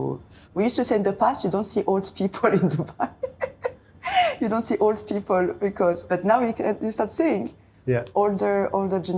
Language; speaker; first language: English; non-native, fluent; French